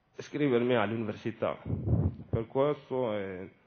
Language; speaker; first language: Italian; non-native, fluent; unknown